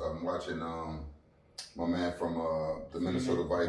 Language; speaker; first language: English; native; English